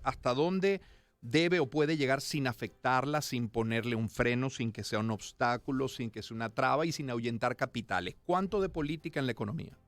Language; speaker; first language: Spanish; native; Spanish